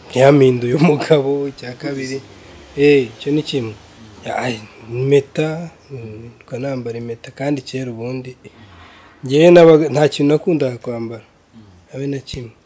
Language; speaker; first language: Kinyarwanda; native; Kinyarwanda